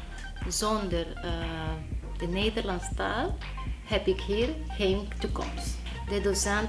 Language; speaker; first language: Dutch; non-native, learner; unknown